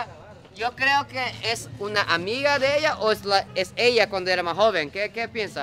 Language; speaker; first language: Spanish; non-native, fluent; Japanese